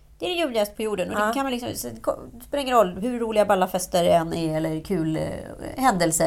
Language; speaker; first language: Swedish; native; Swedish